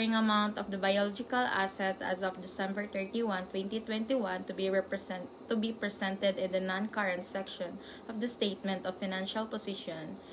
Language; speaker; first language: English; non-native, local second language; Cebuano